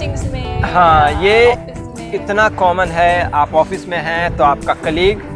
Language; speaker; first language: Hindi; native; Hindi